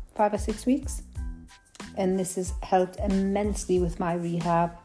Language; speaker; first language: English; native; English